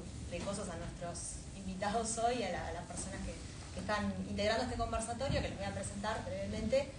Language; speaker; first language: Spanish; native; Spanish